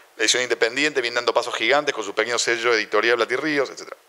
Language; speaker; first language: Spanish; native; Spanish